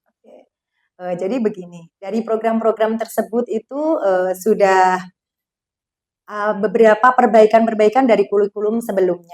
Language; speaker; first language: Indonesian; non-native, local second language; Javanese